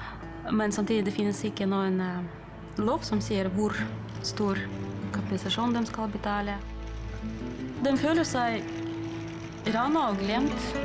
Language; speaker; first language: Norwegian; non-native, fluent; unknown